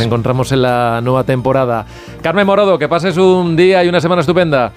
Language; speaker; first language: Spanish; native; Spanish